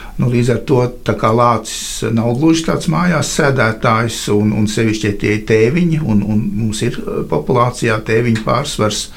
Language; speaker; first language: Latvian; native; Latvian